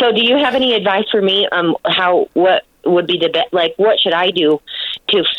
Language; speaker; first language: English; native; English